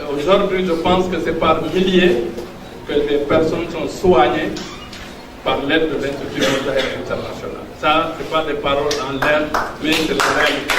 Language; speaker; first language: French; non-native, local second language; Fula